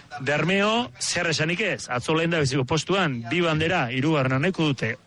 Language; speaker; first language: Basque; native; Basque